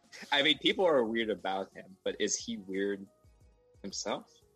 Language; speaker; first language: English; native; English